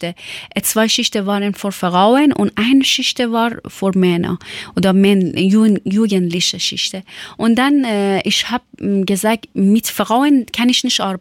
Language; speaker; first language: German; non-native, learner; Persian